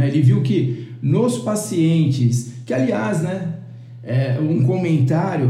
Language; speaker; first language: Portuguese; native; Portuguese